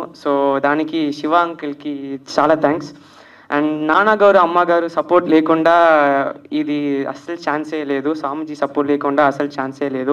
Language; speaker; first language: Telugu; early bilingual, heritage; Telugu